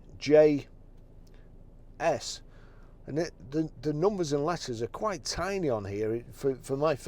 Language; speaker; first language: English; native; English